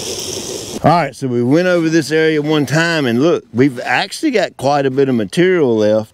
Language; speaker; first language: English; native; English